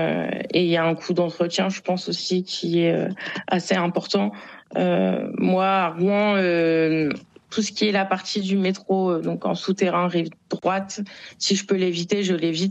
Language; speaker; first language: French; native; French